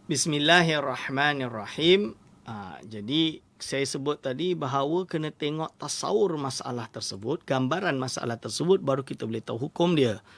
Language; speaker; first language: Malay; native; Malay